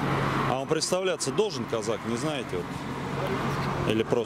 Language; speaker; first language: Russian; native; Russian